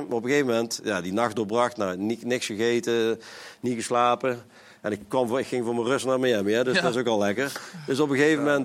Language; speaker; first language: Dutch; native; Dutch